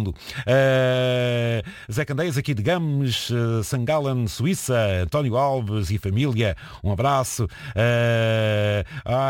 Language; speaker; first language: Portuguese; native; Portuguese